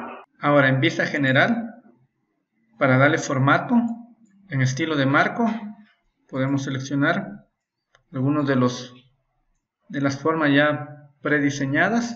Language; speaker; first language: Spanish; native; Spanish